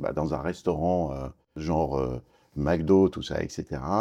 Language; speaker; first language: French; non-native, fluent; Kurdish